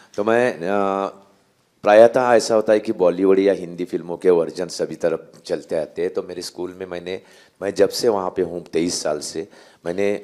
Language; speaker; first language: Hindi; non-native, local second language; Marathi